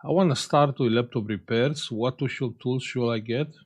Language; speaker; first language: English; non-native, fluent; Romanian